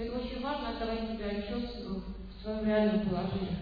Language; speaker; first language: Russian; native; Russian